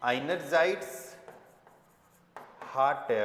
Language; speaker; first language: German; non-native, fluent; Hindi